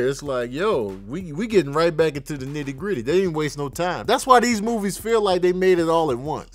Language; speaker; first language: English; native; English